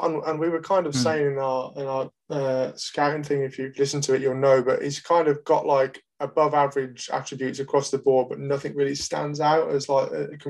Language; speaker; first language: English; native; English